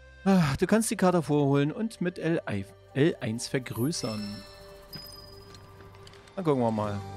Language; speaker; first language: German; native; German